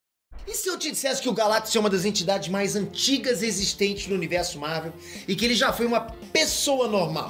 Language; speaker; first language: Portuguese; native; Portuguese